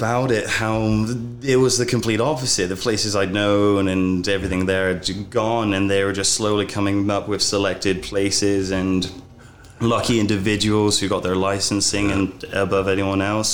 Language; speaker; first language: English; native; English